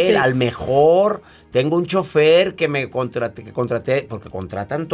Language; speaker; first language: Spanish; native; Spanish